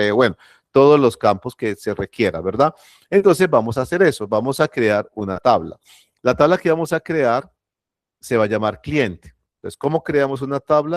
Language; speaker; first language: Spanish; native; Spanish